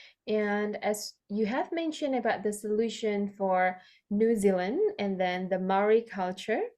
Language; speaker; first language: English; non-native, fluent; Indonesian